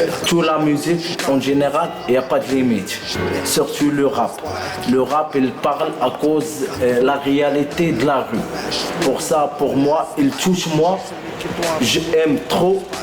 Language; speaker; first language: French; non-native, local second language; Arabic